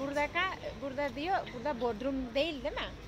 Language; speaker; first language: Turkish; non-native, learner; Indonesian